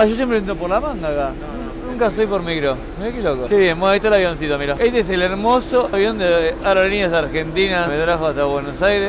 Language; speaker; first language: Spanish; native; Spanish